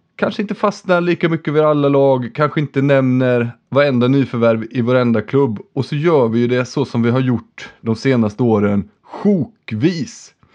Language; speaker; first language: Swedish; native; Swedish